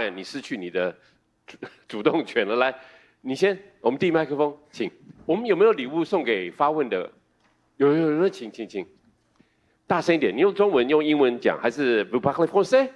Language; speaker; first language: Chinese; native; Chinese